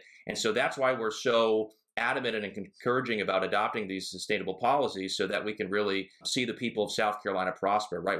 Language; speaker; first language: English; native; English